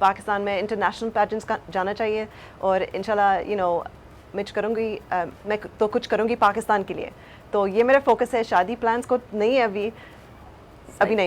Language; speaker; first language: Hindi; early bilingual, heritage; Hindi